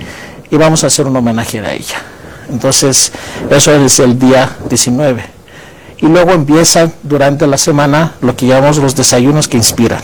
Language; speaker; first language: Spanish; non-native, fluent; Greek